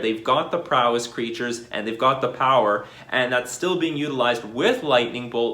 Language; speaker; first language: English; native; English